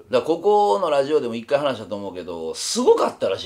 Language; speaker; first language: Japanese; native; Japanese